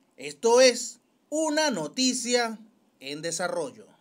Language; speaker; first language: Spanish; native; Spanish